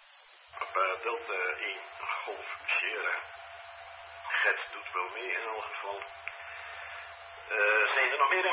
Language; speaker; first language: Dutch; native; Dutch